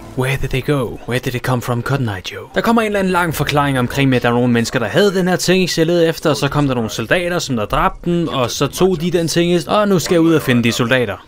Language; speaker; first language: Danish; native; Danish